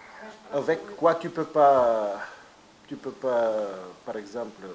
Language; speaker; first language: French; non-native, learner; Bulgarian